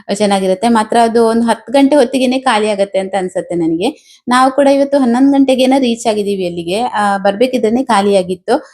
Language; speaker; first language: Kannada; non-native, local second language; Tulu